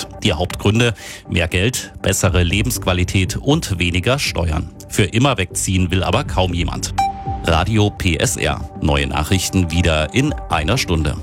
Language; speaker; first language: German; native; German